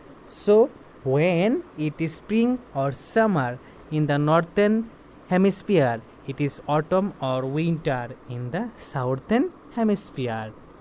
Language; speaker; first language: English; non-native, local second language; Bangla